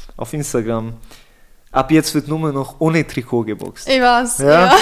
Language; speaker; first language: German; native; German